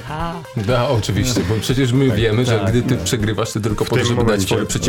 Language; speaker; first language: Polish; native; Polish